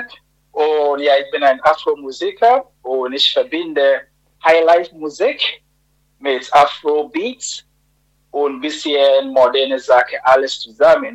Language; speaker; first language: German; non-native, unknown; Akan